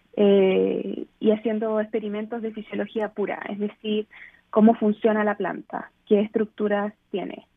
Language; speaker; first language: Spanish; native; Spanish